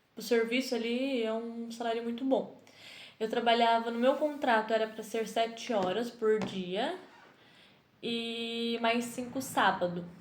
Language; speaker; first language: Portuguese; native; Portuguese